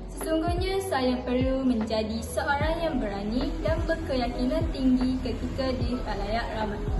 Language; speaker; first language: Malay; native; Malay